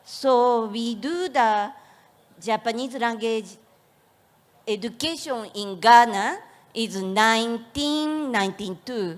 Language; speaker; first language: English; non-native, learner; Japanese